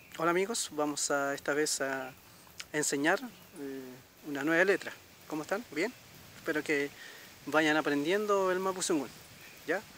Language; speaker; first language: Spanish; native; Spanish